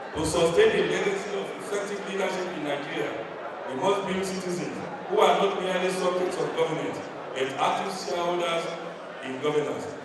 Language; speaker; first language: English; non-native, local second language; Yoruba